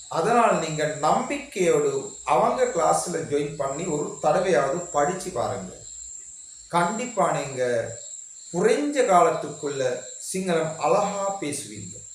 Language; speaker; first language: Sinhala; non-native, local second language; Tamil